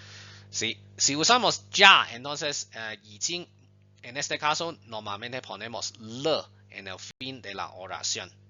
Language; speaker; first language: Spanish; non-native, fluent; Chinese